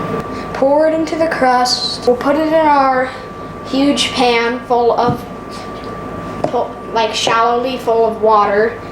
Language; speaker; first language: English; native; English